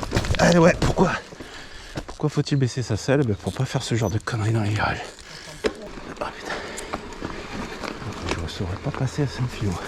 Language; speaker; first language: French; native; French